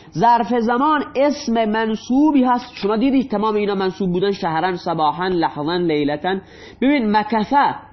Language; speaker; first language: Persian; non-native, local second language; Baluchi